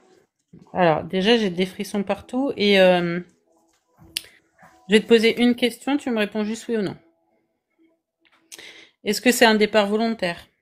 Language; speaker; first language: French; native; French